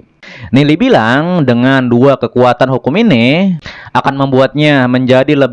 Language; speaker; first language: Indonesian; native; Indonesian